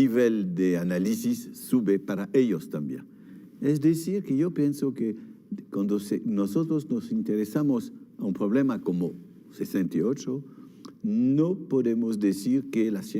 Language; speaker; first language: Spanish; non-native, fluent; French